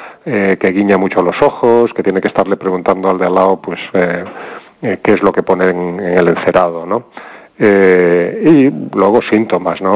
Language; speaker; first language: Spanish; native; Spanish